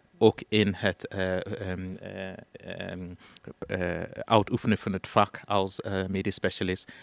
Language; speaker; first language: Dutch; non-native, fluent; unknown